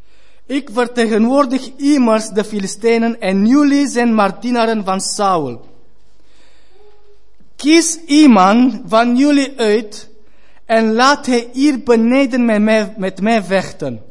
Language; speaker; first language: Dutch; non-native, fluent; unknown